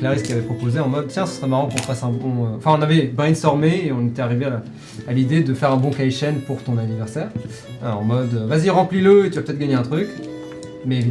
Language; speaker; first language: French; native; French